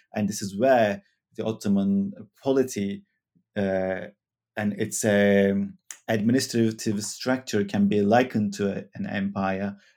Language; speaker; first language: English; non-native, fluent; Turkish